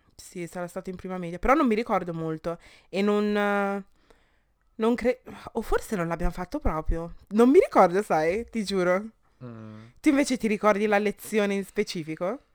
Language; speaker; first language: Italian; early bilingual, other home language; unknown